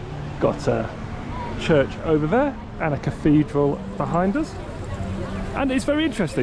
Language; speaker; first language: English; native; English